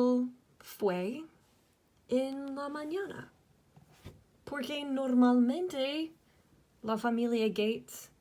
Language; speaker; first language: Spanish; non-native, fluent; English